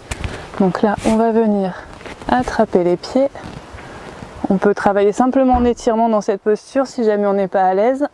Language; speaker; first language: French; native; French